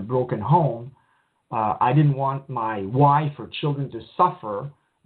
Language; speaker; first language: English; native; English